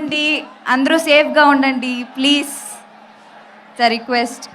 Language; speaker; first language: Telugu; non-native, learner; Tamil